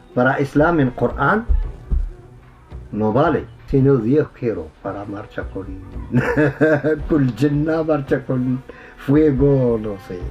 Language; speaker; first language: Spanish; non-native, learner; Arabic